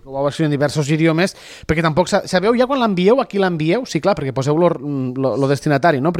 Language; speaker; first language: Catalan; native; Catalan